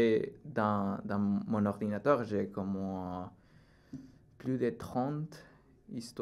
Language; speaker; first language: French; non-native, learner; Spanish